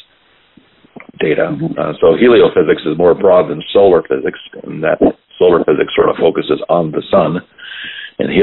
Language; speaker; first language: English; native; English